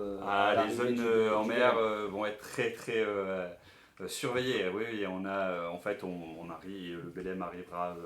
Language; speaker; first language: French; native; French